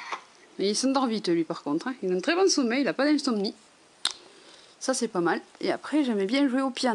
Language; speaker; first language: French; native; French